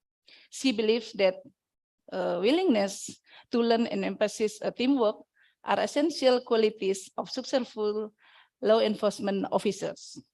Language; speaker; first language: English; non-native, fluent; Indonesian